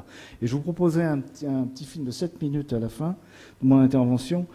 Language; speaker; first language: French; native; French